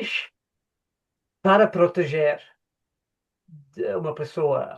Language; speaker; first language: Portuguese; non-native, fluent; English